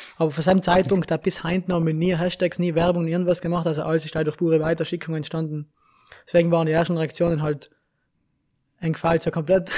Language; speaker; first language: German; native; German